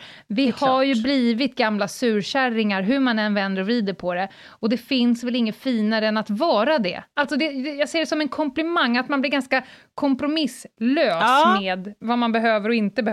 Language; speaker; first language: Swedish; native; Swedish